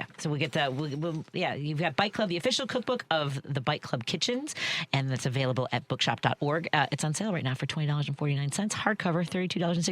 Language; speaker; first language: English; native; English